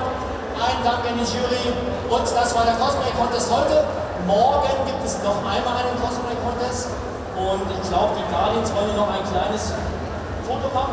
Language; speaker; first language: German; native; German